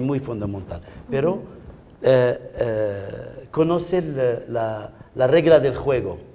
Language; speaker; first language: Spanish; non-native, fluent; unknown